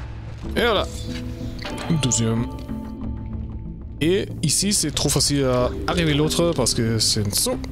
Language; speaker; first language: French; non-native, learner; German